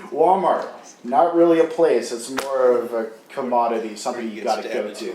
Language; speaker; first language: English; native; English